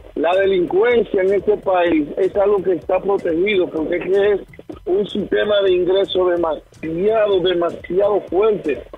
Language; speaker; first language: Spanish; native; Spanish